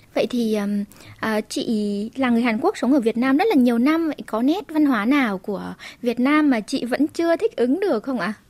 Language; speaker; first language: Vietnamese; native; Vietnamese